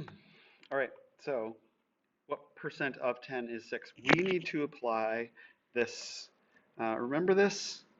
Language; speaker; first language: English; native; English